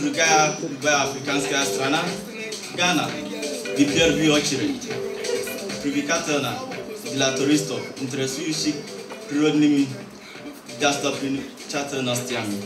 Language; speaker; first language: Russian; non-native, learner; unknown